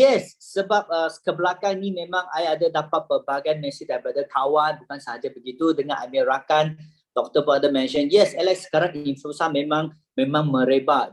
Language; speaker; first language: Malay; native; Malay